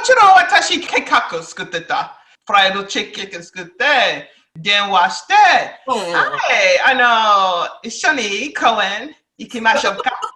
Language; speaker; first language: Japanese; non-native, learner; English